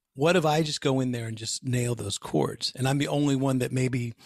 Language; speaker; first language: English; native; English